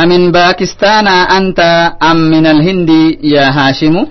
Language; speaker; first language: Arabic; non-native, fluent; Indonesian